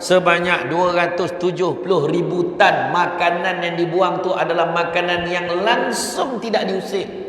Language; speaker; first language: Malay; native; Malay